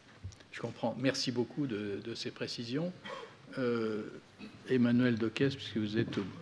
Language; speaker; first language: French; native; French